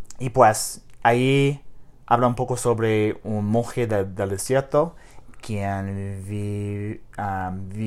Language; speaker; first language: Spanish; non-native, learner; English